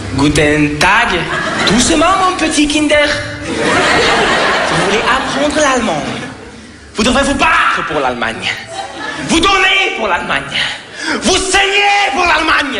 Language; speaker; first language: French; native; French